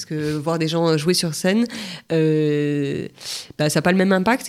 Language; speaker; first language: French; native; French